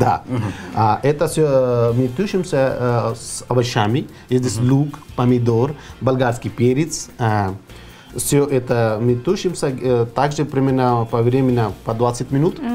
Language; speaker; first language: Russian; non-native, fluent; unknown